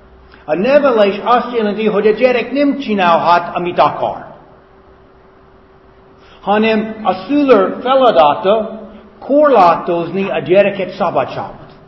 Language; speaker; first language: Hungarian; non-native, fluent; English